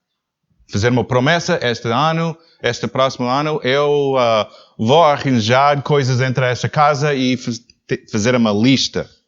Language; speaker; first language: Portuguese; non-native, learner; English